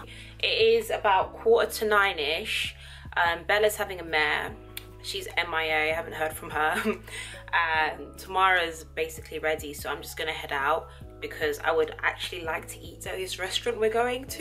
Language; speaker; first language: English; native; English